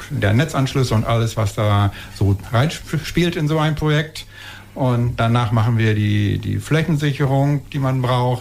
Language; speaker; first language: German; native; German